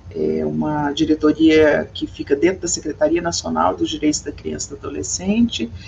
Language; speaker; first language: Portuguese; native; Portuguese